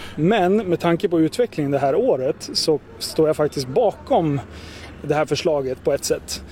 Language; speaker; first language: Swedish; native; Swedish